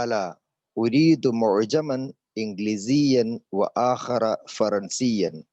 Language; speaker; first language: Arabic; non-native, learner; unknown